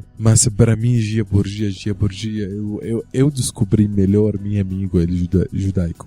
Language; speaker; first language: Portuguese; non-native, learner; Arabic